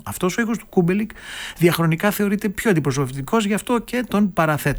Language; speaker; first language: Greek; native; Greek